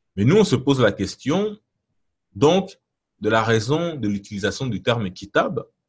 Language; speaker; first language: French; non-native, local second language; Lingala